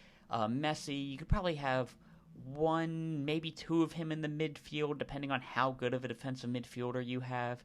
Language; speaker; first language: English; native; English